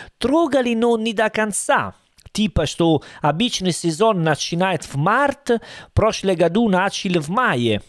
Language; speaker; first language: Russian; non-native, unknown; Italian